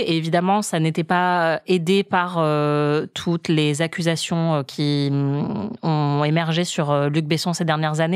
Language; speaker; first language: French; native; French